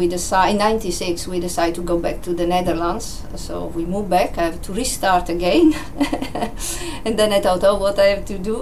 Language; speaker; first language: English; non-native, fluent; Italian